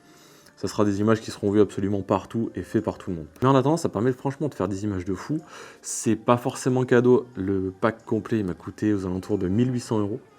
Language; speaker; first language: French; native; French